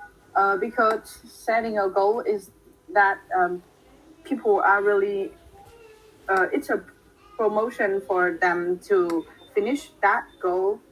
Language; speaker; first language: English; non-native, fluent; Vietnamese